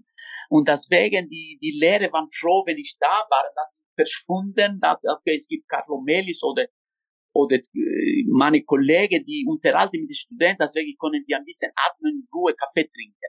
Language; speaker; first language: German; non-native, fluent; Italian